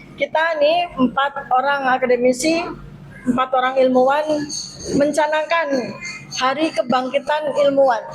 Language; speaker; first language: Indonesian; native; Indonesian